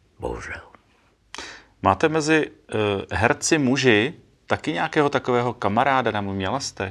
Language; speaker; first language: Czech; native; Czech